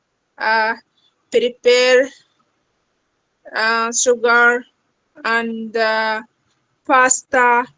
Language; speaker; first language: English; non-native, learner; Arabic